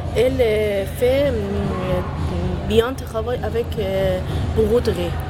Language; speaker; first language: French; non-native, learner; Persian